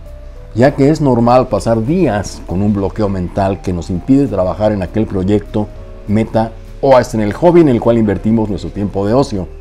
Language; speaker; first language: Spanish; native; Spanish